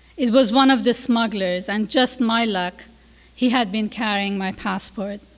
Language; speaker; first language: English; non-native, fluent; Persian